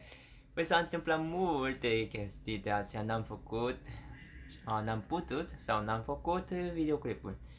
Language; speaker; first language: Romanian; non-native, learner; Korean